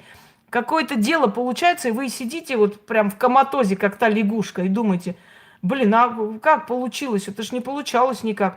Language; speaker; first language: Russian; native; Russian